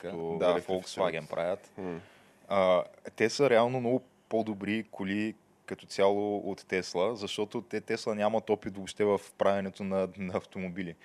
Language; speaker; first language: Bulgarian; native; Bulgarian